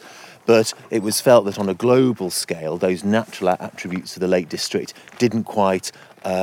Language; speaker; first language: English; native; English